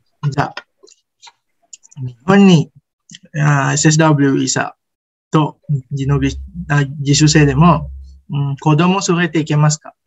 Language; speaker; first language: Japanese; non-native, fluent; Sinhala